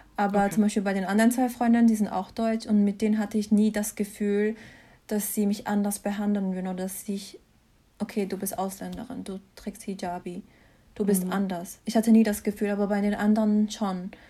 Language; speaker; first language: German; early bilingual, other home language; Turkish